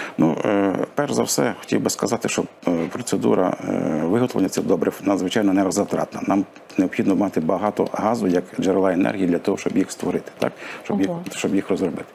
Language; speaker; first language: Ukrainian; native; Ukrainian